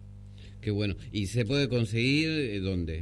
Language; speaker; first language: Spanish; native; Spanish